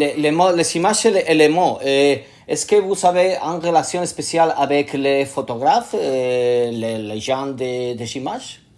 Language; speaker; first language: French; non-native, learner; Spanish